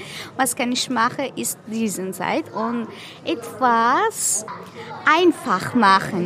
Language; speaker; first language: German; non-native, learner; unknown